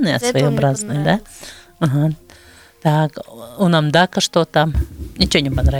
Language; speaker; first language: Russian; non-native, local second language; Buriat